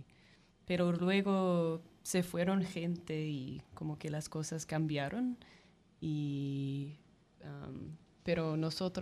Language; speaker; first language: Spanish; non-native, fluent; English